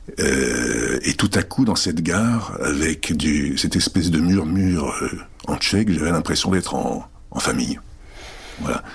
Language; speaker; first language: French; early bilingual, other home language; Czech